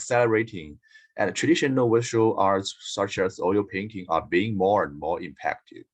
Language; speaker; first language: English; non-native, learner; Chinese